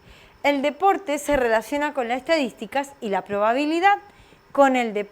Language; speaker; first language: Spanish; native; Spanish